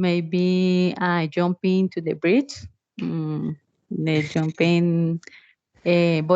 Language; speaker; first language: English; non-native, learner; Spanish